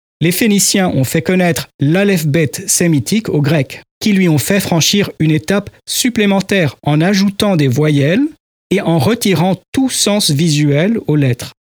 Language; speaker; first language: French; native; French